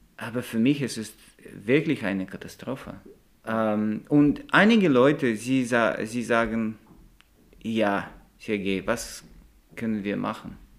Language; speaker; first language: German; non-native, learner; Russian